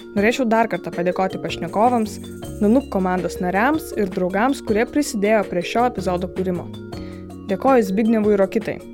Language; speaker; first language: Lithuanian; non-native, local second language; Polish